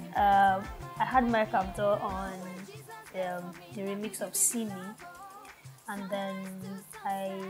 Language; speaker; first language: English; non-native, local second language; Yoruba